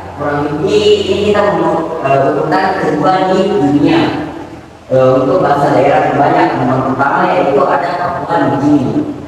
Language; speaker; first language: Indonesian; native; Indonesian